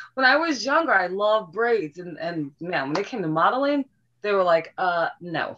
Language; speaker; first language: English; native; English